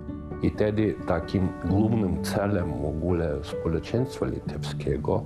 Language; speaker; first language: Polish; non-native, fluent; Lithuanian